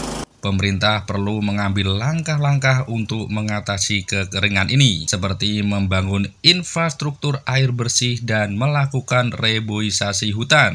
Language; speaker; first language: Indonesian; native; Indonesian